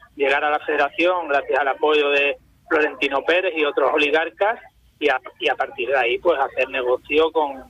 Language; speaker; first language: Spanish; native; Spanish